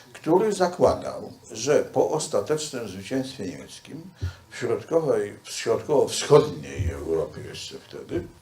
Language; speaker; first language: Polish; native; Polish